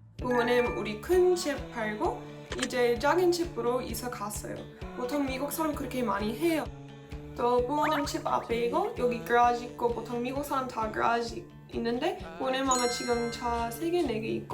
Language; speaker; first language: Korean; non-native, learner; English